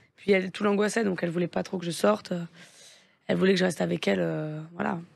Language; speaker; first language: French; native; French